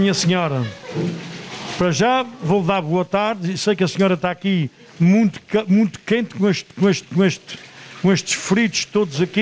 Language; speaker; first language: Portuguese; native; Portuguese